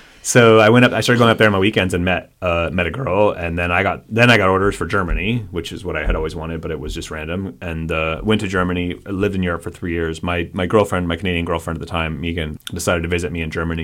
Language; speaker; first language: English; native; English